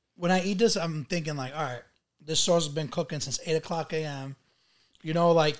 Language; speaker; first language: English; early bilingual, other home language; Italian